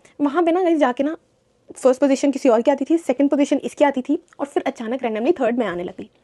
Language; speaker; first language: Urdu; native; Urdu